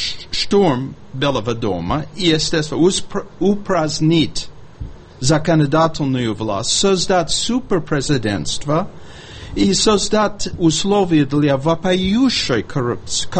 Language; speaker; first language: Russian; non-native, fluent; English